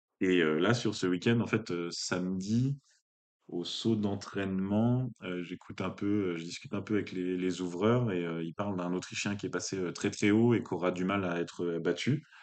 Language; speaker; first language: French; native; French